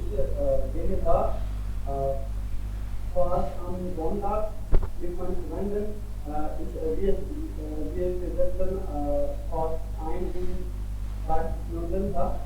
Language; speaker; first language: German; non-native, learner; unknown